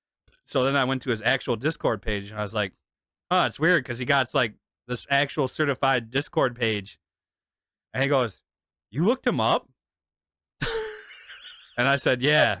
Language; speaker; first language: English; native; English